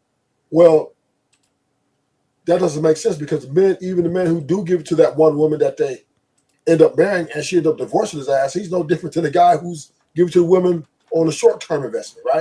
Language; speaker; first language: English; native; English